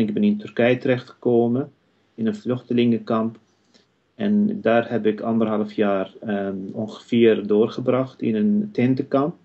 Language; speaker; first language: Dutch; non-native, fluent; Kurdish